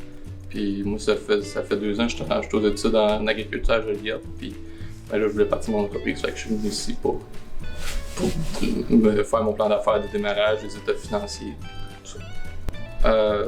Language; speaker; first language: French; native; French